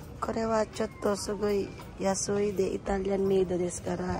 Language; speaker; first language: Japanese; non-native, fluent; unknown